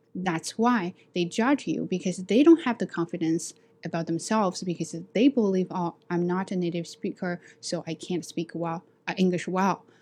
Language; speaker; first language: English; non-native, fluent; Chinese